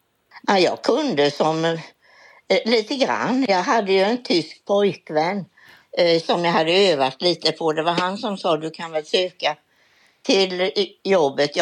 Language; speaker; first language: Swedish; native; Swedish